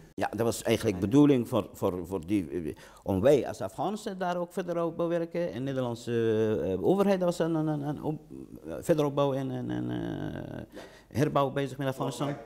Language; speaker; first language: Dutch; non-native, learner; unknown